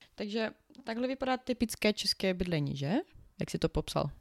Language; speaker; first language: Czech; non-native, fluent; Ukrainian